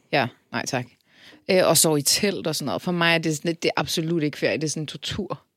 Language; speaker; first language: Danish; early bilingual, other home language; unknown